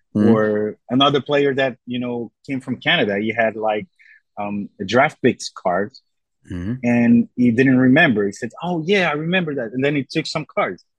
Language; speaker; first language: English; non-native, fluent; French